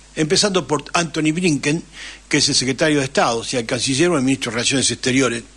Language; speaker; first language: Spanish; native; Spanish